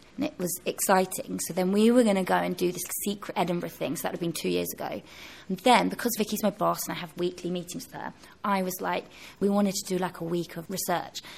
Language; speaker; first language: English; native; English